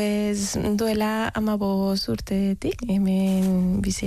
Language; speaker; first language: Basque; non-native, learner; Spanish